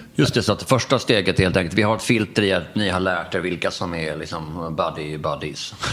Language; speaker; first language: Swedish; native; Swedish